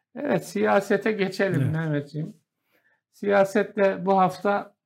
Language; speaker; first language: Turkish; native; Turkish